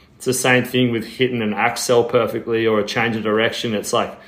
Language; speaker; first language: English; native; English